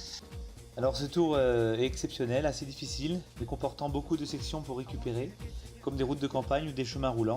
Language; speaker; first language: French; native; French